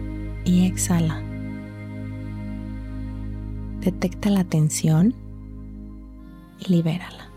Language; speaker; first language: Spanish; native; Spanish